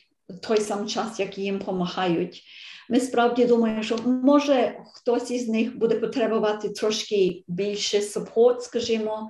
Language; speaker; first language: Ukrainian; early bilingual, heritage; Ukrainian